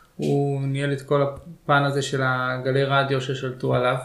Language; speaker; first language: Hebrew; early bilingual, other home language; Russian